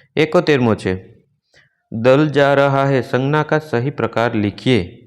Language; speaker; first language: Hindi; non-native, local second language; Gujarati